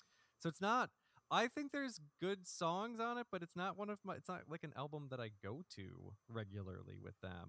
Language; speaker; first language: English; native; English